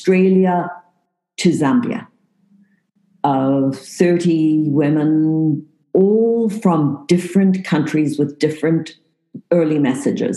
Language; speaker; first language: English; native; English